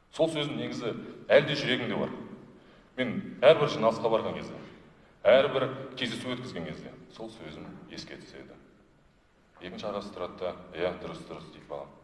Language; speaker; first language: Kazakh; non-native, local second language; Russian